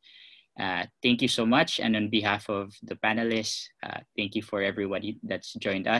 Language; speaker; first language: English; non-native, local second language; Cebuano